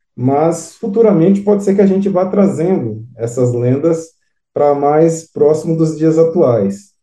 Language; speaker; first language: Portuguese; native; Portuguese